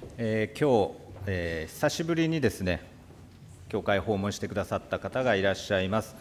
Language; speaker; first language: Japanese; native; Japanese